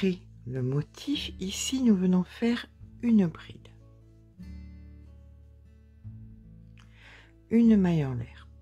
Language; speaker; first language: French; native; French